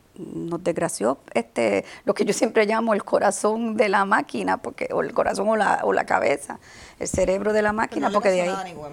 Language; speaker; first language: Spanish; native; Spanish